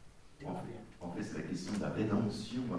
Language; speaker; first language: French; native; French